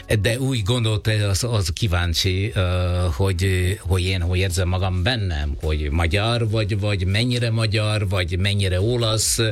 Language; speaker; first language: Hungarian; non-native, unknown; Italian